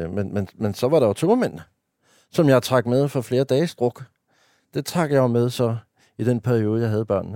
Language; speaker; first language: Danish; native; Danish